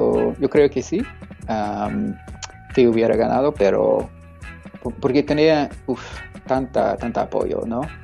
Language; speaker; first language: Spanish; non-native, fluent; English